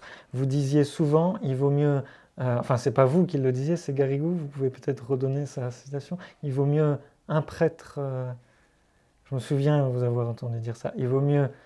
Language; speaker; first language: French; native; French